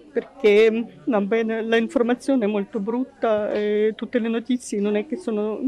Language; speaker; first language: Italian; non-native, fluent; Ukrainian